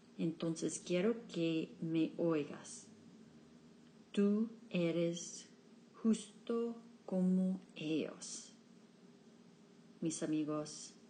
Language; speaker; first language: Spanish; non-native, learner; English